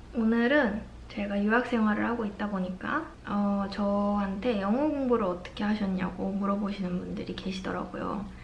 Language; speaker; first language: Korean; native; Korean